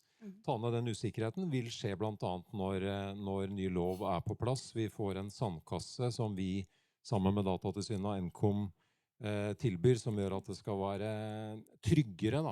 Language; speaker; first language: Norwegian; native; Norwegian